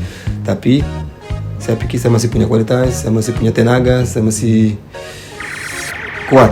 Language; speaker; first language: Indonesian; non-native, fluent; Portuguese